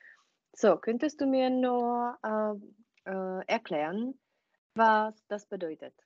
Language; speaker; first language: German; non-native, fluent; Czech